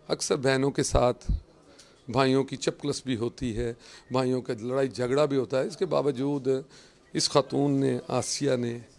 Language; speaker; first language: Urdu; non-native, local second language; Punjabi